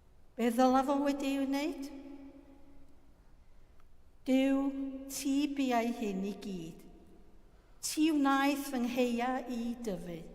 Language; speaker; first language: Welsh; native; Welsh